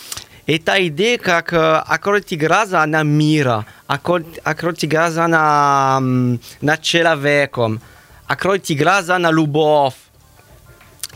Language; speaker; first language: Russian; non-native, learner; French